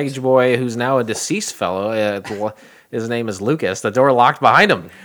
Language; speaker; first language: English; native; English